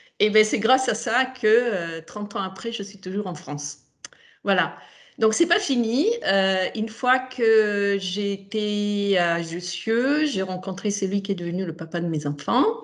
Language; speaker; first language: French; non-native, fluent; Italian